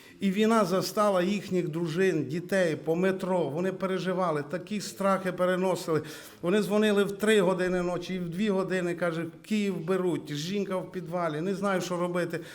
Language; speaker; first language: Ukrainian; native; Ukrainian